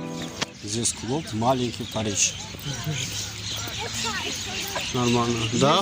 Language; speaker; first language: Russian; non-native, learner; Tajik